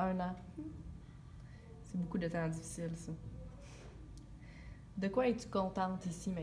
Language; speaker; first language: French; native; French